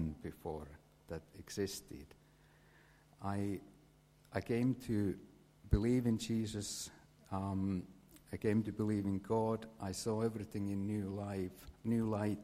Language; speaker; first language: English; non-native, fluent; Finnish